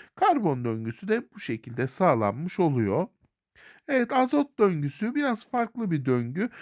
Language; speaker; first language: Turkish; native; Turkish